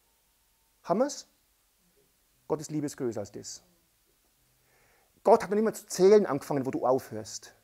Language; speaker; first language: German; native; German